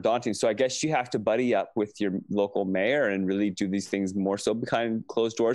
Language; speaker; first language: English; native; English